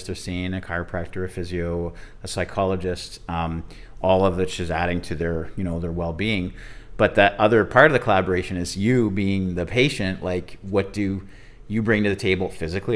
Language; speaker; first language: English; native; English